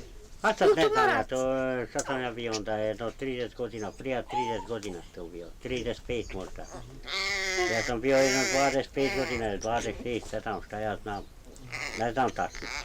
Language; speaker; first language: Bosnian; non-native, local second language; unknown